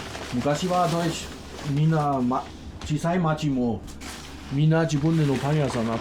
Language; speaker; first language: Japanese; non-native, learner; German